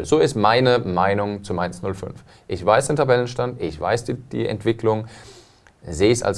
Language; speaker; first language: German; native; German